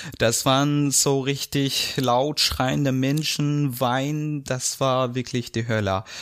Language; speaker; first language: German; non-native, fluent; Kurdish